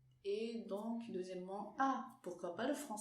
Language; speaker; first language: French; non-native, fluent; Japanese